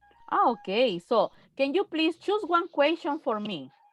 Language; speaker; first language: English; non-native, fluent; Spanish